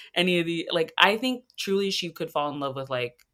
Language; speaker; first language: English; native; English